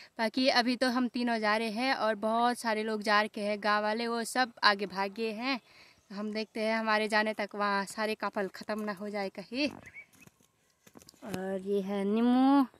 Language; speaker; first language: Hindi; non-native, local second language; Garhwali